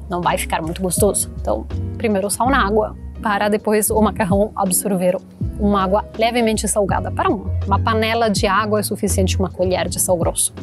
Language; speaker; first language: Portuguese; non-native, fluent; Italian